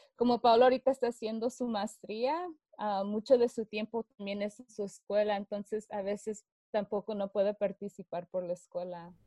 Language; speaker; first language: Spanish; early bilingual, heritage; Spanish